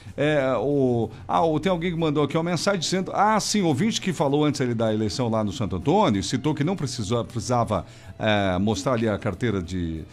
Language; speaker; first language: Portuguese; native; Portuguese